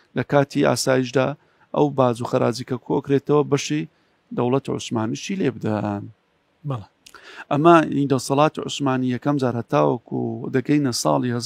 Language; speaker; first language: Central Kurdish; native; Central Kurdish